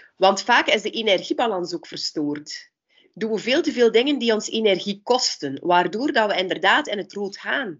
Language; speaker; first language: Dutch; native; Dutch